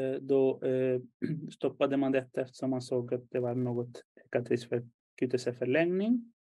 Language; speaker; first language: Swedish; non-native, fluent; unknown